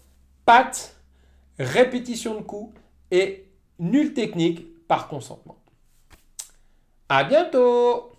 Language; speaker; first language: French; native; French